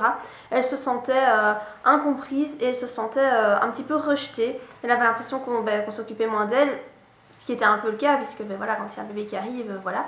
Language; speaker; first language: French; native; French